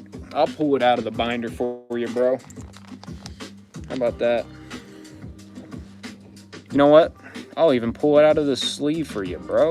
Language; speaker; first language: English; native; English